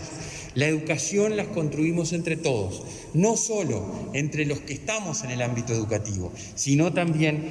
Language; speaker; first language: Spanish; native; Spanish